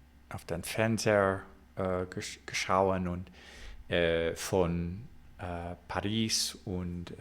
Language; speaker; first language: German; non-native, learner; English